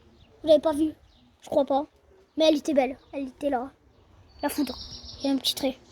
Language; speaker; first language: French; native; French